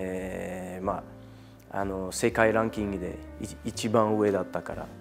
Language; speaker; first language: Japanese; non-native, fluent; French